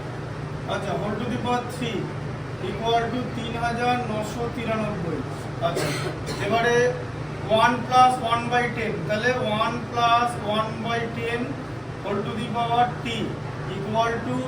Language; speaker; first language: Bangla; native; Bangla